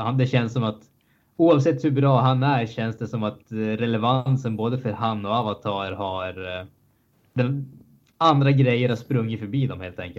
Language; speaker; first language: Swedish; native; Swedish